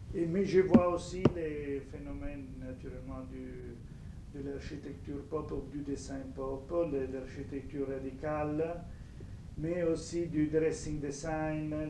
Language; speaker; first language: French; non-native, fluent; Italian